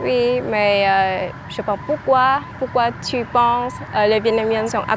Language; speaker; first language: French; non-native, learner; Vietnamese